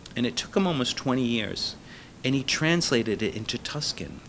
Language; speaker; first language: English; early bilingual, other home language; Italian